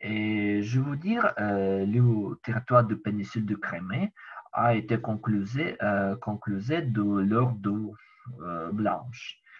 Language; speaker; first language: French; non-native, learner; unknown